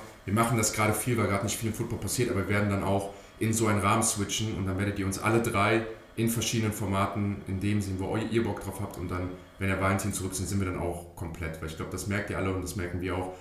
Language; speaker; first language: German; native; German